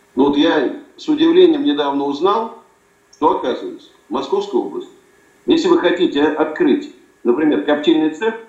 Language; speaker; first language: Russian; native; Russian